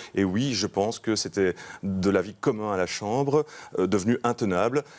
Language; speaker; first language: French; native; French